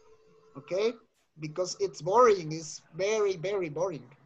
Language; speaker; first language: English; non-native, learner; Spanish